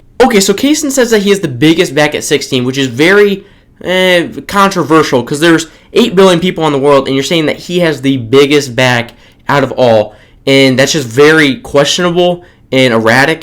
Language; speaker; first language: English; native; English